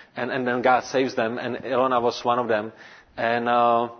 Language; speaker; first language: English; non-native, fluent; Czech